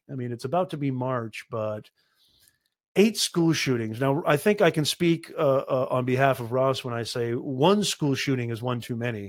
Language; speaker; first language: English; native; English